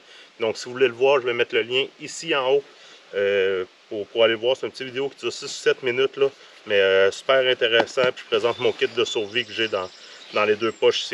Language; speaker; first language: French; native; French